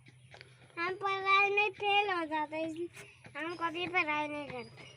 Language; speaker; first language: Hindi; non-native, local second language; Bangla